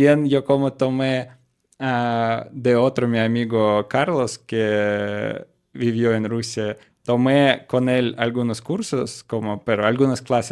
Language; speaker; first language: Spanish; non-native, learner; Russian